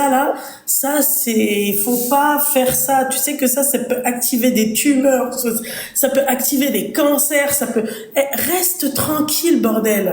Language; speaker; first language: French; native; French